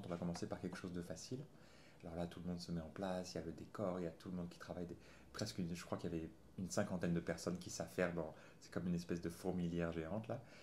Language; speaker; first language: French; native; French